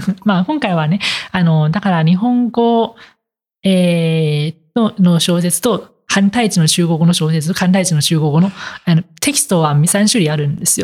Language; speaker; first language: Japanese; non-native, fluent; Chinese